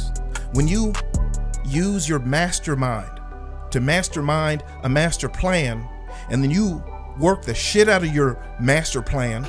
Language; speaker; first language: English; native; English